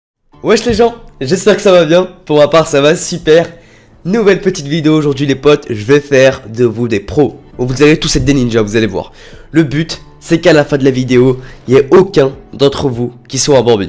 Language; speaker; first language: French; native; French